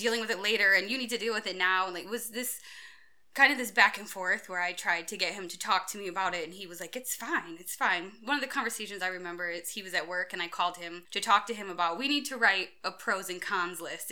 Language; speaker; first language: English; native; English